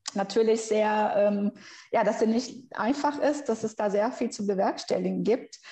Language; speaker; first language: German; non-native, fluent; Portuguese